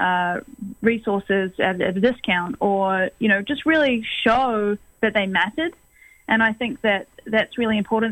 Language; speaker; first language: English; native; English